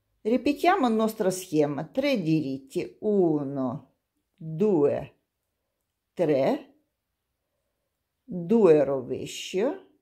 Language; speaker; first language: Italian; non-native, learner; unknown